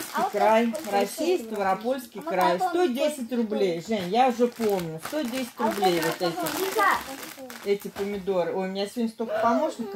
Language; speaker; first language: Russian; native; Russian